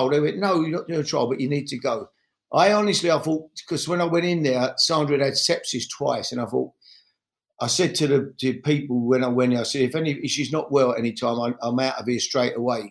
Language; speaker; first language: English; native; English